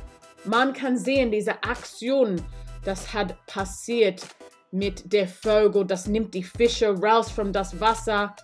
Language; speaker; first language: German; non-native, learner; English